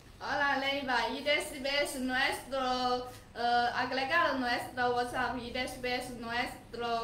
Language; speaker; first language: Spanish; non-native, learner; Chinese